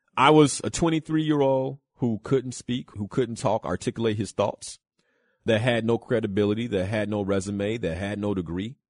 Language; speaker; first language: English; early bilingual, other home language; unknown